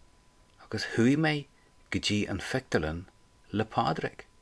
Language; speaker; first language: Irish; non-native, local second language; English